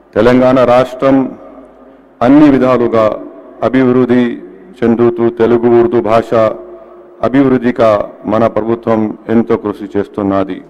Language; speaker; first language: Telugu; non-native, local second language; Urdu